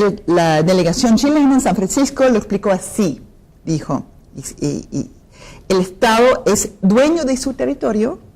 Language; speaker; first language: Spanish; non-native, fluent; English